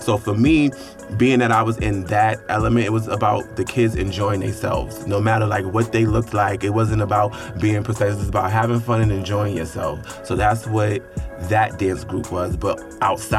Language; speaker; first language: English; native; English